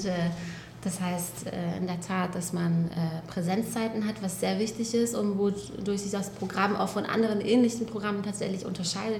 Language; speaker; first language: German; native; German